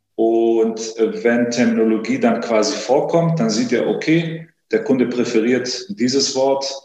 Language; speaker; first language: German; early bilingual, other home language; Greek